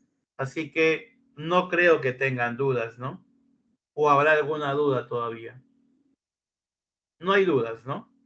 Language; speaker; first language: Spanish; native; Spanish